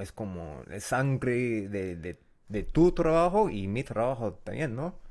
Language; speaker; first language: Spanish; non-native, learner; English